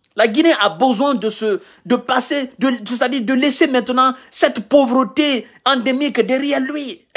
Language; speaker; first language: French; non-native, local second language; Mandingo